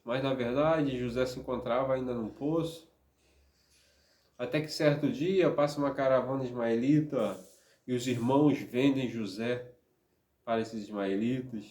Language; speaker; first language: Portuguese; native; Portuguese